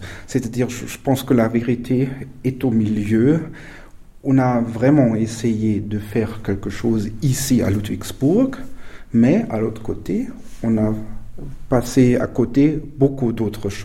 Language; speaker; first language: French; non-native, fluent; German